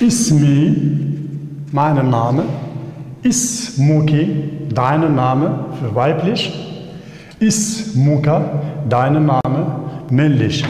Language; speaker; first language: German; non-native, fluent; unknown